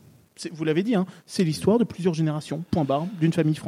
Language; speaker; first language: French; native; French